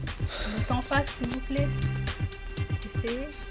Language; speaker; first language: French; non-native, local second language; Comorian